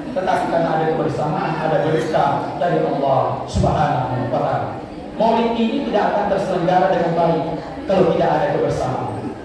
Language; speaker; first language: Indonesian; non-native, local second language; Buginese